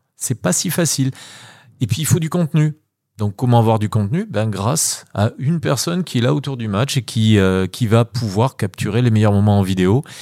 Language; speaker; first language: French; native; French